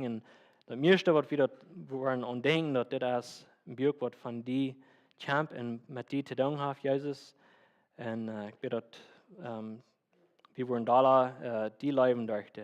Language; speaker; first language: German; non-native, learner; Plautdietsch